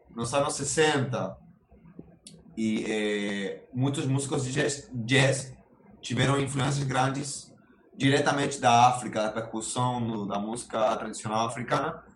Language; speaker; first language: Portuguese; non-native, fluent; Spanish